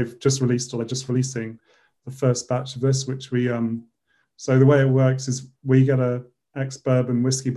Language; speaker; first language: English; native; English